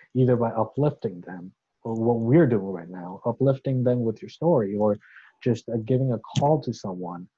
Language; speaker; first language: English; non-native, local second language; Bangla